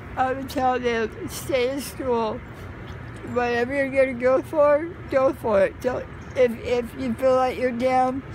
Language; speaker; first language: English; native; English